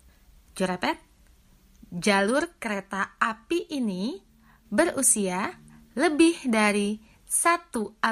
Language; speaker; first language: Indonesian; non-native, fluent; French